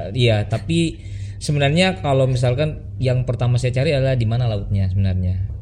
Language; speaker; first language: Indonesian; native; Indonesian